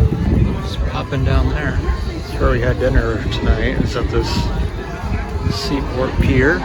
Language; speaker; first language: English; native; English